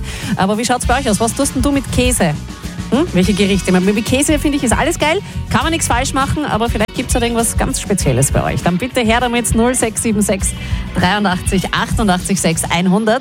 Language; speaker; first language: German; native; German